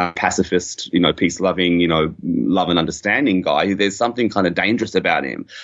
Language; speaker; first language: English; native; English